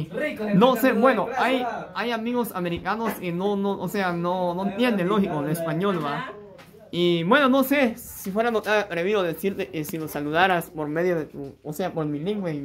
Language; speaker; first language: Spanish; native; Spanish